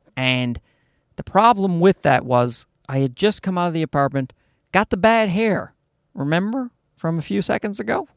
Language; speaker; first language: English; native; English